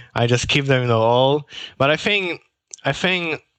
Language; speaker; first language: English; non-native, learner; Polish